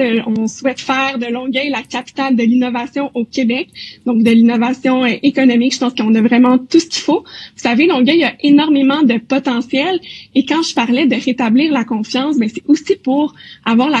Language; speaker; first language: French; native; French